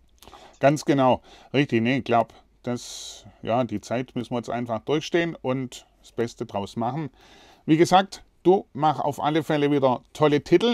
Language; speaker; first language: German; native; German